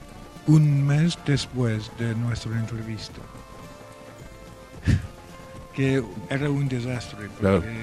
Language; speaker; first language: Spanish; non-native, fluent; Welsh